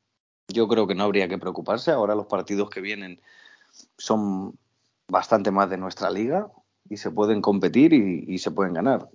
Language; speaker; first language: Spanish; native; Spanish